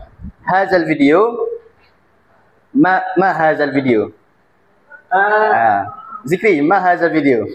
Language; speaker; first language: Arabic; non-native, learner; Malay